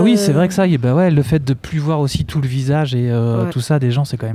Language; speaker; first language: French; native; French